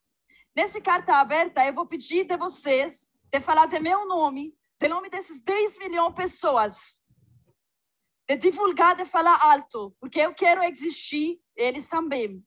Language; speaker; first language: Portuguese; non-native, fluent; Arabic